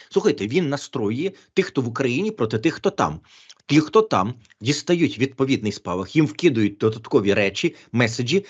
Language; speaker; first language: Ukrainian; native; Ukrainian